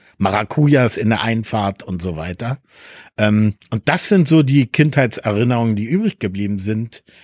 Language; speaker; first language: German; early bilingual, other home language; Spanish